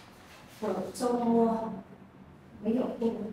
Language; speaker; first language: Chinese; non-native, learner; Vietnamese